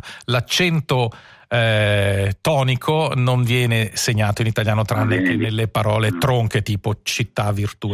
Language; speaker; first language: Italian; native; Italian